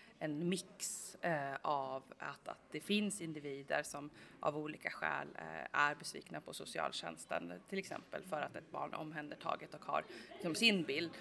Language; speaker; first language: Swedish; native; Swedish